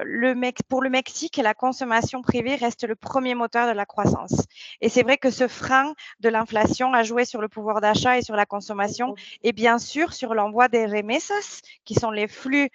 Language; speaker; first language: French; native; French